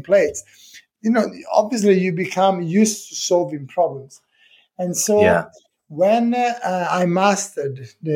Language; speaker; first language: English; non-native, fluent; Italian